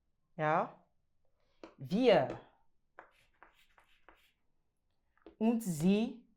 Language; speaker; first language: German; non-native, fluent; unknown